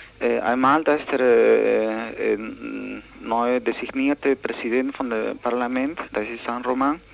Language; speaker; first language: German; non-native, learner; Spanish